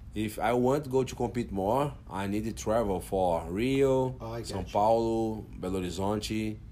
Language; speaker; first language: English; non-native, learner; Portuguese